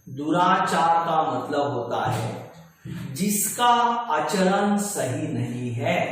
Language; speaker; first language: Hindi; non-native, local second language; Marathi